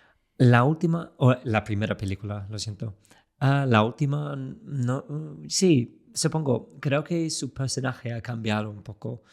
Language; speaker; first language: Spanish; non-native, fluent; English